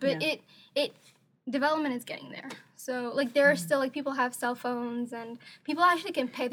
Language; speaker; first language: English; non-native, local second language; Somali